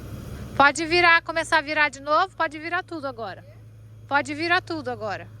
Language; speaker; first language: Portuguese; native; Portuguese